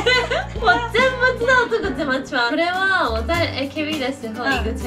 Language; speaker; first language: Chinese; non-native, fluent; Japanese